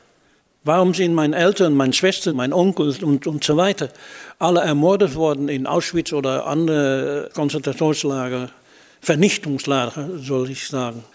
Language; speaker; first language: German; non-native, fluent; Dutch